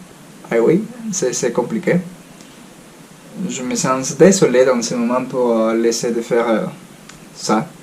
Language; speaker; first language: French; non-native, fluent; Spanish